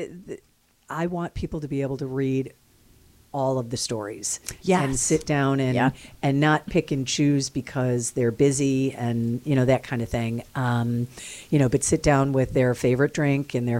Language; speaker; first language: English; native; English